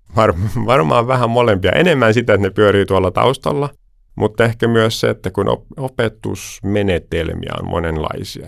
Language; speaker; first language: Finnish; early bilingual, heritage; Finnish